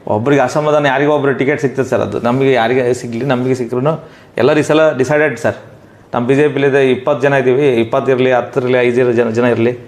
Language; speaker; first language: Kannada; native; Kannada